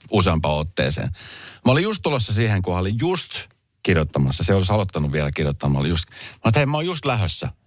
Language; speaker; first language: Finnish; native; Finnish